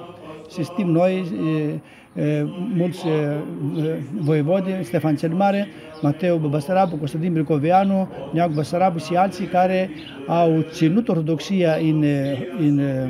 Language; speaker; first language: Romanian; non-native, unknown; Greek